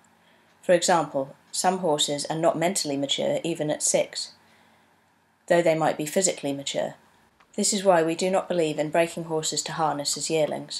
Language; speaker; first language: English; native; English